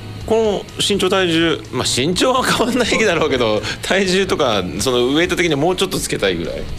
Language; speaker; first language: Japanese; native; Japanese